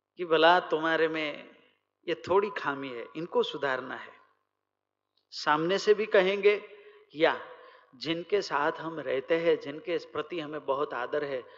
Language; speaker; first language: Hindi; non-native, local second language; Gujarati